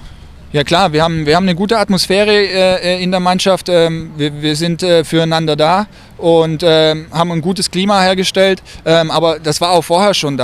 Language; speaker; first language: German; native; German